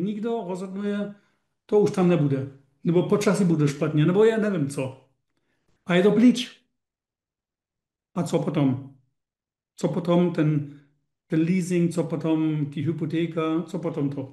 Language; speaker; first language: Czech; non-native, learner; German